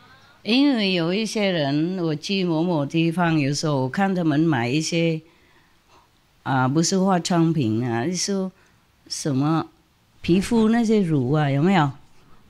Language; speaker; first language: Chinese; non-native, fluent; Vietnamese